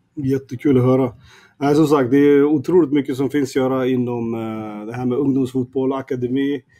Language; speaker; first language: Swedish; early bilingual, other home language; Kurdish